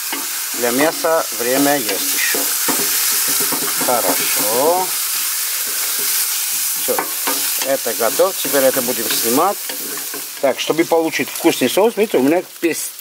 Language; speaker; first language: Russian; non-native, local second language; Armenian